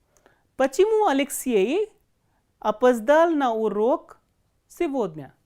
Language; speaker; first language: Russian; non-native, fluent; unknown